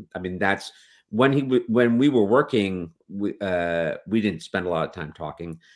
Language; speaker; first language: English; native; English